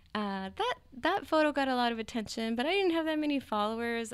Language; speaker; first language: English; native; English